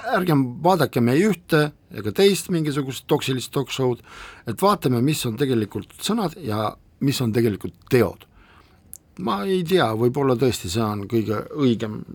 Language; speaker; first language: Estonian; non-native, local second language; Russian